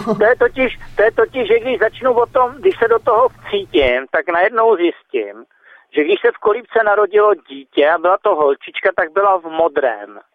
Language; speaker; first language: Czech; native; Czech